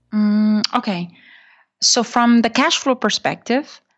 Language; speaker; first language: English; non-native, fluent; Spanish